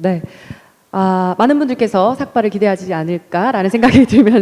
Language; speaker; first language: Korean; native; Korean